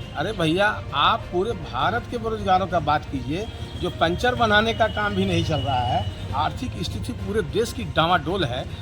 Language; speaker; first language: Hindi; native; Hindi